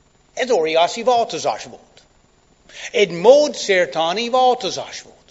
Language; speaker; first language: Hungarian; non-native, fluent; English